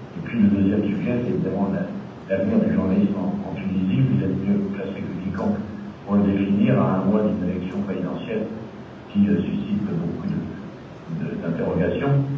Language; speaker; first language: French; native; French